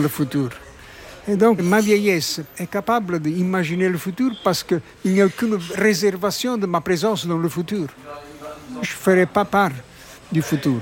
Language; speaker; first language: French; non-native, fluent; Italian